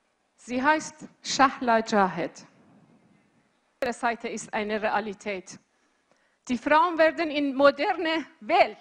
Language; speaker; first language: German; non-native, learner; Persian